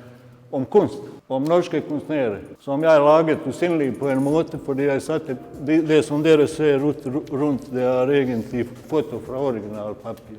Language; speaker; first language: Norwegian; non-native, fluent; Bosnian